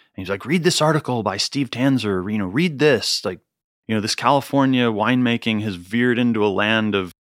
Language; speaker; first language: English; native; English